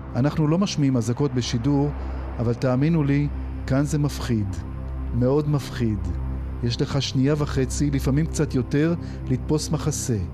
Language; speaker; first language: Hebrew; native; Hebrew